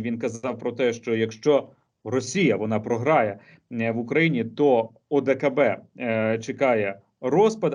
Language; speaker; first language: Ukrainian; native; Ukrainian